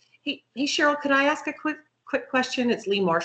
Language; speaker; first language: English; native; English